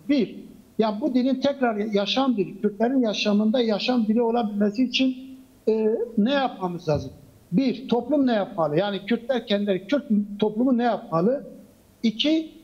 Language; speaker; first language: Turkish; non-native, local second language; Kurdish